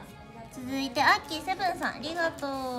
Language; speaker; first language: Japanese; native; Japanese